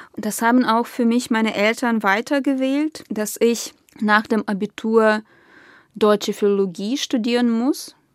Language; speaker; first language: German; non-native, fluent; Russian